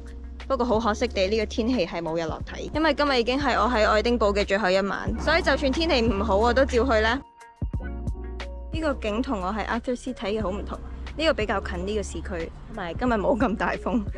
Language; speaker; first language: Cantonese; native; Cantonese